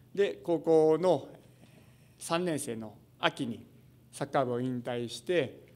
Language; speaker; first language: Japanese; native; Japanese